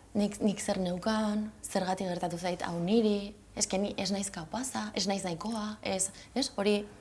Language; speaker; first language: Basque; non-native, local second language; Spanish